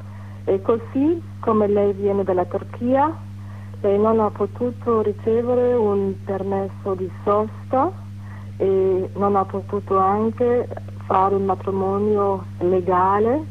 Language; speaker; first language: Italian; non-native, fluent; German